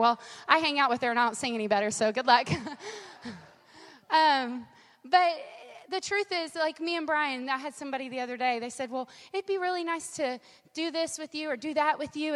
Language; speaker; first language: English; native; English